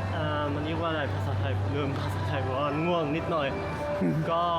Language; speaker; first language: Thai; non-native, learner; German